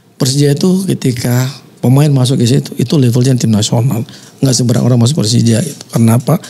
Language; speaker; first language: Indonesian; native; Indonesian